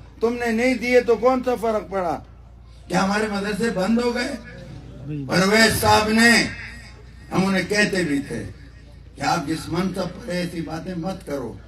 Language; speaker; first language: Urdu; non-native, local second language; Northern Hindko